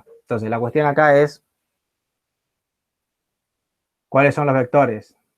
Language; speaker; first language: Spanish; native; Spanish